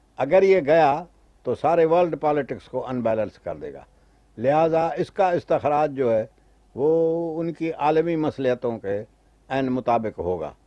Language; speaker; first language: Urdu; non-native, local second language; Sindhi